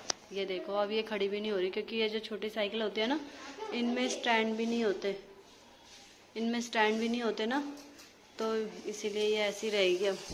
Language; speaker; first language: Hindi; native; Hindi